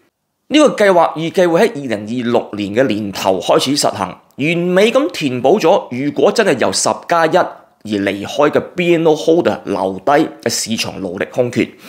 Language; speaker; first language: Cantonese; native; Cantonese